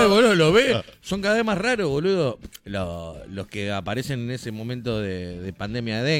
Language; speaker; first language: Spanish; native; Spanish